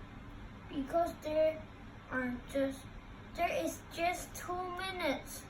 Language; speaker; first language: English; non-native, local second language; Cantonese